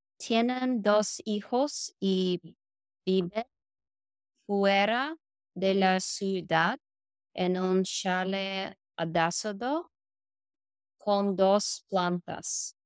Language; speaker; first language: Spanish; non-native, learner; English